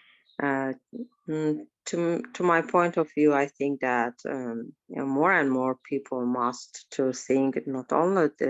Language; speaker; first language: English; non-native, learner; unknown